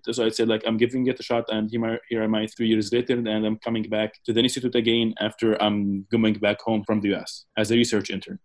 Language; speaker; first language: English; non-native, fluent; Arabic